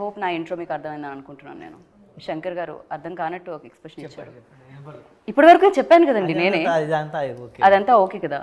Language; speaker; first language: Telugu; native; Telugu